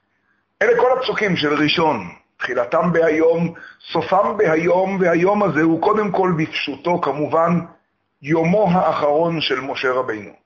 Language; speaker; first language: Hebrew; native; Hebrew